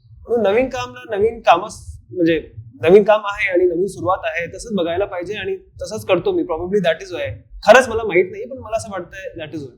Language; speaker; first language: Marathi; non-native, local second language; Hindi